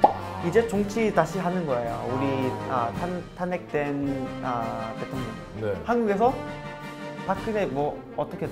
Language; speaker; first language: Korean; non-native, learner; Portuguese